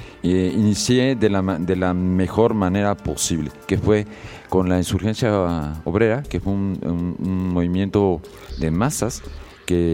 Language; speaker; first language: Spanish; native; Spanish